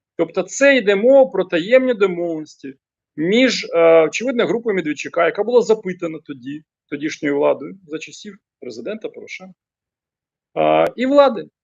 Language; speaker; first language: Ukrainian; non-native, local second language; Russian